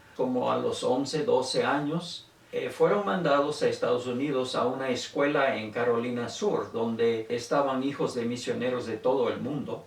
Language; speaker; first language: Spanish; native; Spanish